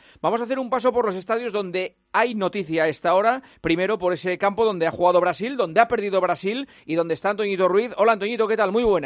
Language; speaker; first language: Spanish; native; Spanish